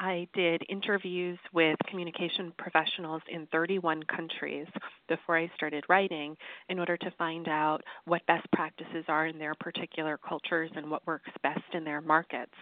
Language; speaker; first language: English; native; English